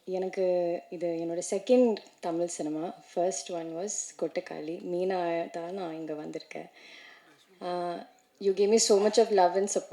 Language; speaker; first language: Tamil; non-native, learner; Malayalam